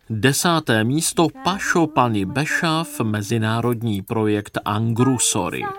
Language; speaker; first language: Czech; native; Czech